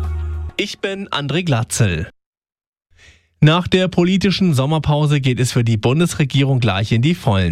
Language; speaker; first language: German; native; German